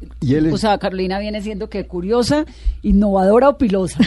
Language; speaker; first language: Spanish; native; Spanish